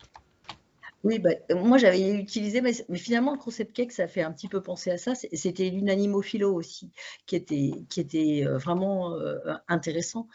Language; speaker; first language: French; native; French